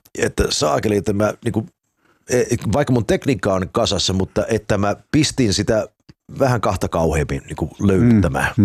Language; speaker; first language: Finnish; early bilingual, heritage; Finnish